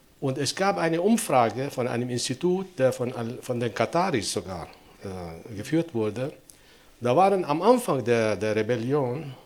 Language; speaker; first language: German; non-native, fluent; Arabic